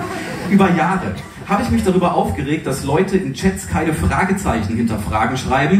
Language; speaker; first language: German; native; German